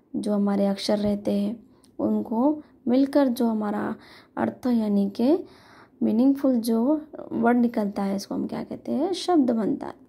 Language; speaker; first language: Hindi; non-native, local second language; Marathi